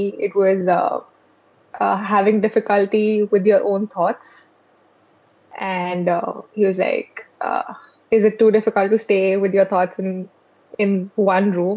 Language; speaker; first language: English; non-native, local second language; Hindi